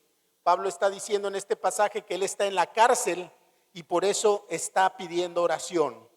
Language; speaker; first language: Spanish; native; Spanish